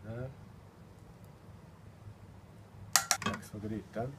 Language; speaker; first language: Swedish; non-native, fluent; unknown